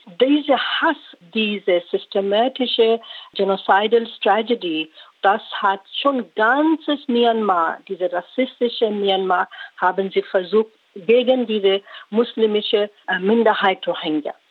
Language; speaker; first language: German; non-native, learner; Rohingya